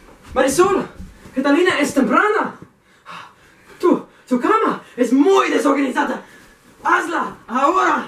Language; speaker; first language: Spanish; non-native, learner; English